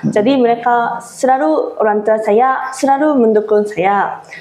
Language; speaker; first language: Indonesian; non-native, fluent; Japanese